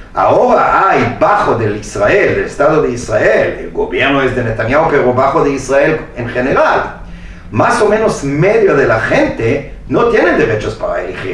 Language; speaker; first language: Spanish; non-native, fluent; Hebrew